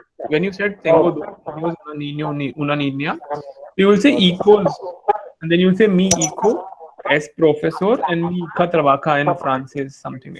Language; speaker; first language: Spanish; non-native, fluent; Hindi